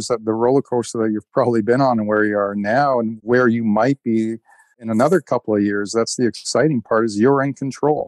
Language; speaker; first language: English; native; English